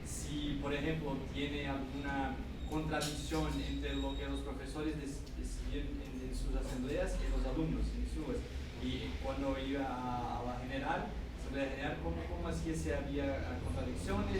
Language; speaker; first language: Spanish; non-native, fluent; Portuguese